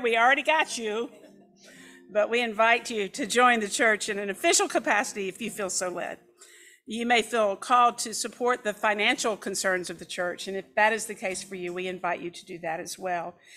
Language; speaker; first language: English; native; English